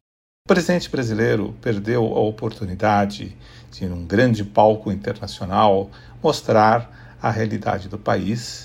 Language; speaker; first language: Portuguese; native; Portuguese